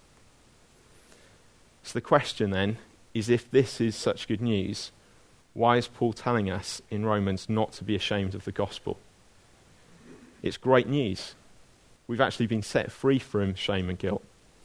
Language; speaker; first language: English; native; English